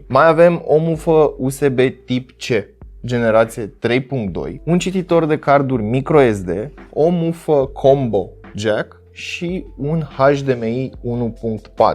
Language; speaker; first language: Romanian; native; Romanian